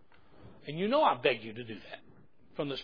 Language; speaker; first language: English; native; English